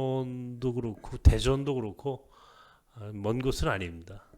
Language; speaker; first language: Korean; native; Korean